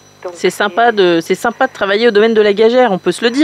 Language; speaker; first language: French; native; French